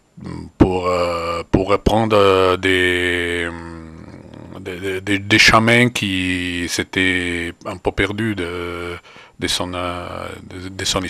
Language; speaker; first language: French; non-native, fluent; Italian